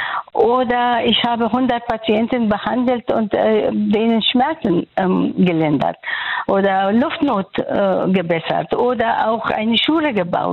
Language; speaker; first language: German; non-native, fluent; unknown